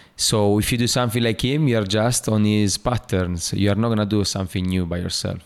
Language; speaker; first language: English; non-native, fluent; Italian